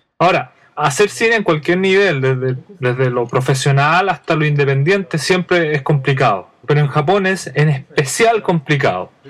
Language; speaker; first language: Spanish; native; Spanish